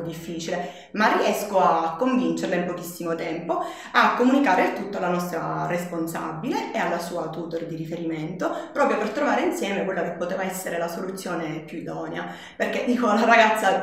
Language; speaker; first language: Italian; native; Italian